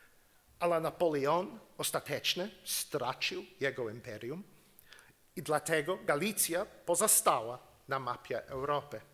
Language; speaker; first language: Polish; non-native, learner; English